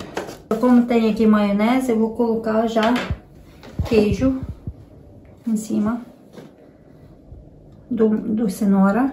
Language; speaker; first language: Portuguese; non-native, learner; Ukrainian